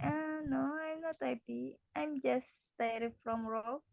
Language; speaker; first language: English; non-native, learner; Indonesian